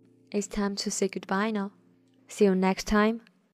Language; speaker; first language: English; non-native, learner; Chinese